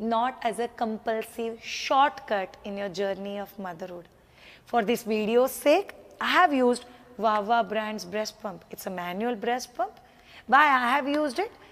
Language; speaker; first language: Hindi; non-native, local second language; Marathi